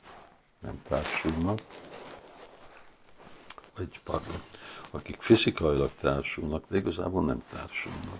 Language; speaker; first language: Hungarian; early bilingual, heritage; Hungarian